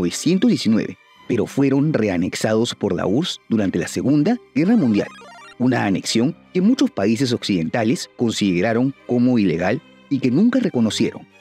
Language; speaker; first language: Spanish; native; Spanish